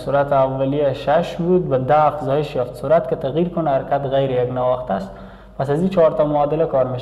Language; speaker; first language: Persian; native; Persian